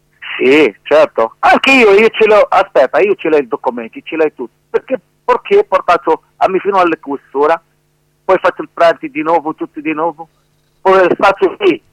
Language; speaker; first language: Italian; non-native, learner; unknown